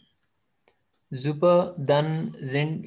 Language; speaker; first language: German; non-native, fluent; Hindi